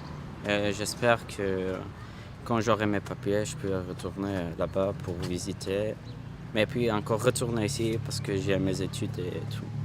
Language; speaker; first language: French; non-native, fluent; Armenian